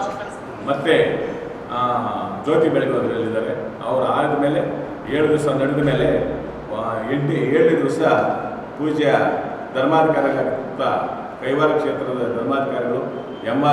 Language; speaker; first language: Kannada; native; Kannada